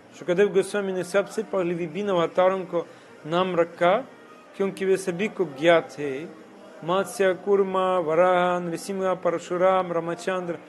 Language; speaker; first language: Hindi; non-native, fluent; Russian